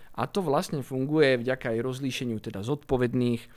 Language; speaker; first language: Slovak; native; Slovak